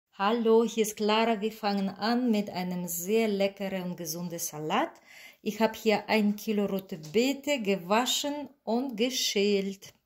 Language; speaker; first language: German; non-native, fluent; Russian